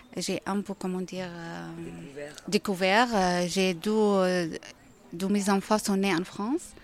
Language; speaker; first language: French; non-native, learner; Arabic